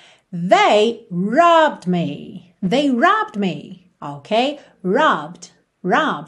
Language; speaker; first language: English; non-native, fluent; Portuguese